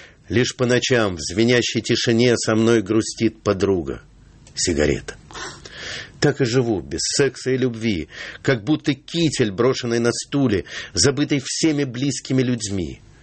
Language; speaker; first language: Russian; native; Russian